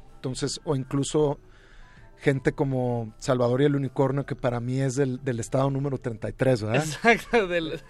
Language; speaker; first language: Spanish; native; Spanish